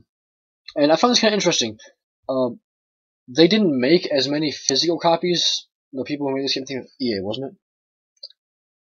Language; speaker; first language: English; native; English